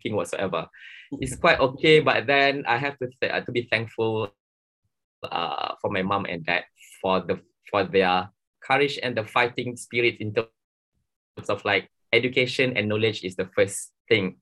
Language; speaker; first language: English; non-native, local second language; Malay